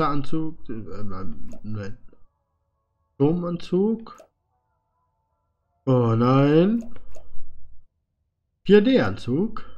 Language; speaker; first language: German; native; German